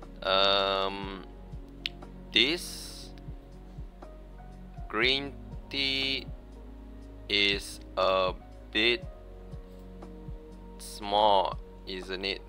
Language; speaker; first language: English; non-native, learner; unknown